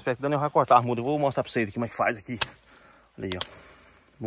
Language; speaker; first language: Portuguese; native; Portuguese